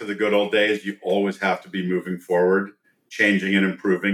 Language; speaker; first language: English; native; English